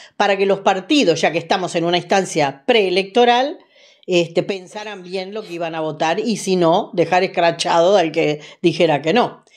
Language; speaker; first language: Spanish; native; Spanish